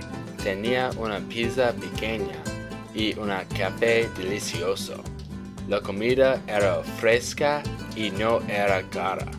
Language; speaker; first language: Spanish; non-native, learner; English